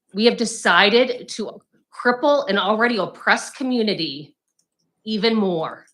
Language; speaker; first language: English; native; English